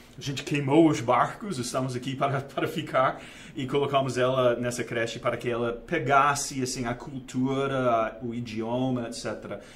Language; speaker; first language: Portuguese; non-native, fluent; English